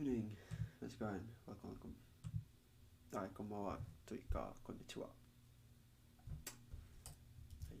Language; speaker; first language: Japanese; non-native, learner; Spanish